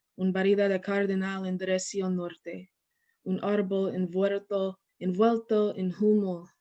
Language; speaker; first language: Spanish; non-native, learner; English